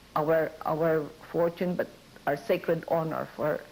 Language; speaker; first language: English; non-native, local second language; Filipino